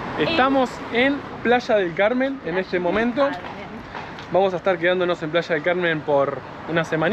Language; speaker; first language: Spanish; native; Spanish